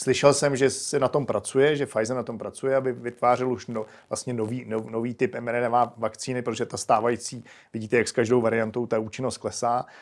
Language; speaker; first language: Czech; native; Czech